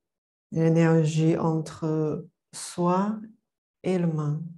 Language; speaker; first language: French; non-native, fluent; Chinese